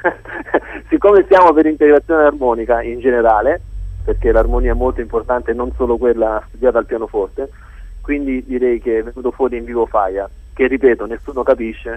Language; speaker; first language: Italian; native; Italian